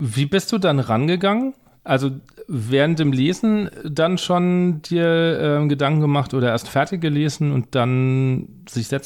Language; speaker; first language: German; native; German